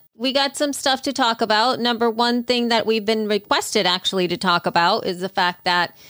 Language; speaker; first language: English; early bilingual, other home language; Spanish